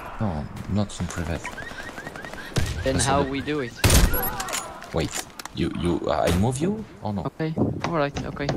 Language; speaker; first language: English; non-native, learner; French